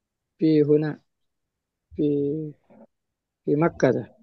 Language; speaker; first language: Arabic; non-native, learner; Indonesian